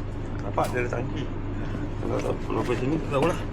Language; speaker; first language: Malay; native; Malay